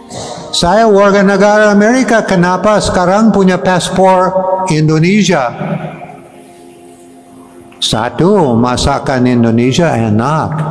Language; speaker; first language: Indonesian; non-native, fluent; English